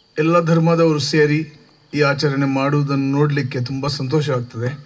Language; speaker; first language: Kannada; native; Kannada